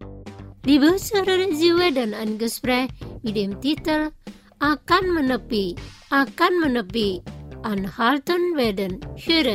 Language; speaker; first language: German; non-native, fluent; Indonesian